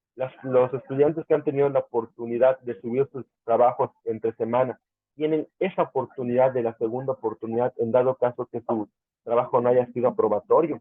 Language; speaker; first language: Spanish; native; Spanish